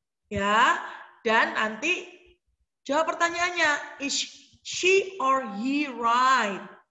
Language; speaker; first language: English; non-native, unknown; Indonesian